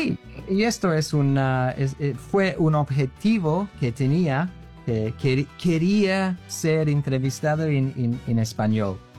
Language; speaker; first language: Spanish; non-native, learner; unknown